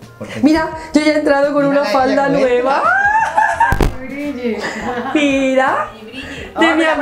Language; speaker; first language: Spanish; native; Spanish